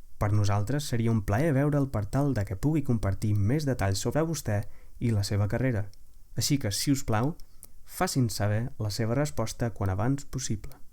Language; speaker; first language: Catalan; native; Catalan